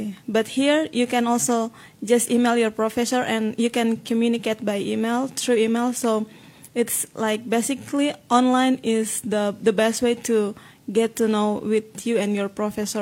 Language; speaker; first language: English; non-native, fluent; Indonesian